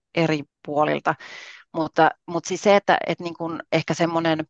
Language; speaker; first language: Finnish; native; Finnish